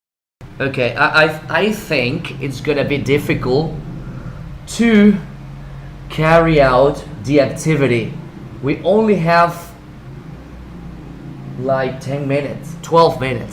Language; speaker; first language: English; non-native, fluent; Spanish